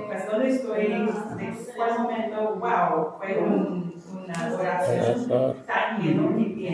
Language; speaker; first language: Spanish; non-native, learner; English